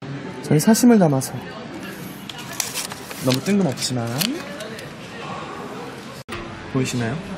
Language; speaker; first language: Korean; native; Korean